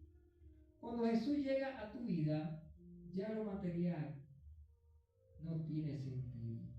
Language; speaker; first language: Spanish; native; Spanish